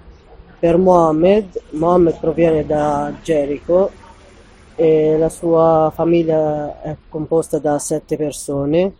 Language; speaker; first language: Italian; non-native, fluent; Arabic